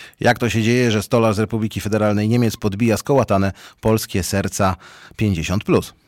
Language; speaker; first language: Polish; native; Polish